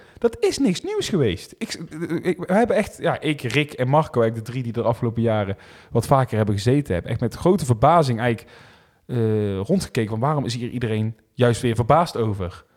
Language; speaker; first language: Dutch; native; Dutch